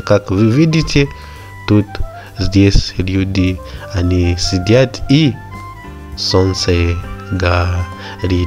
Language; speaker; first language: Russian; non-native, learner; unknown